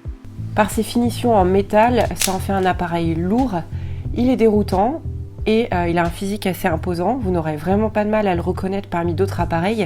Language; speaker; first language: French; native; French